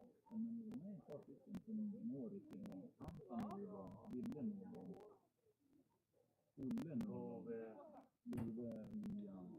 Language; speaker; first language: Swedish; native; Swedish